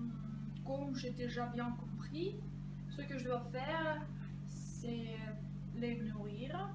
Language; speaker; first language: French; non-native, fluent; Russian